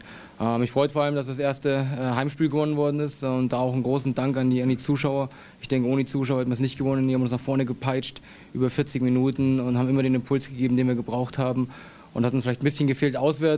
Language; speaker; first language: German; native; German